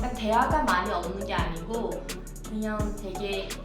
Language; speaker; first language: Korean; early bilingual, heritage; Korean